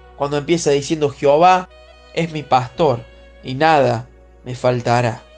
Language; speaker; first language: Spanish; native; Spanish